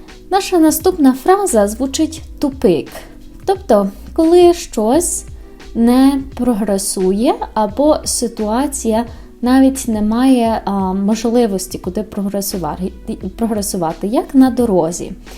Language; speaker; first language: Ukrainian; native; Ukrainian